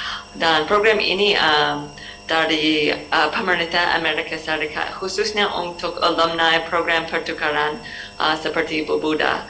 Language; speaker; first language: Indonesian; non-native, learner; English